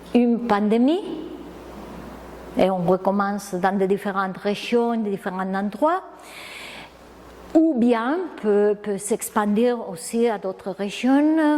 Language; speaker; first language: French; non-native, fluent; Spanish